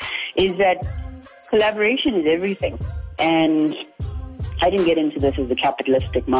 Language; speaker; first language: English; native; English